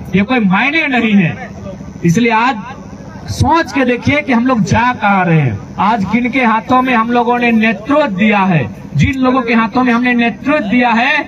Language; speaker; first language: Hindi; native; Hindi